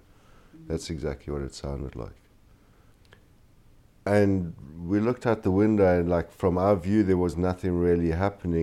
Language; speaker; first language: English; native; English